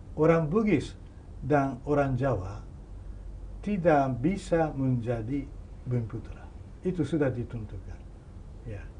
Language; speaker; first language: Indonesian; non-native, fluent; Japanese